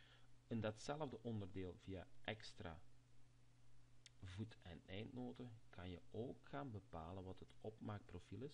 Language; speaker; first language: Dutch; native; Dutch